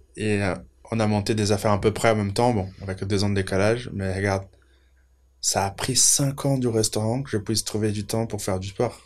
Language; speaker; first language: French; non-native, fluent; Portuguese